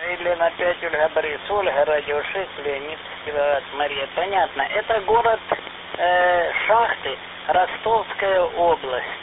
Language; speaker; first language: Russian; native; Russian